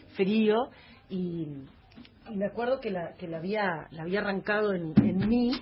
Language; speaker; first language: Spanish; native; Spanish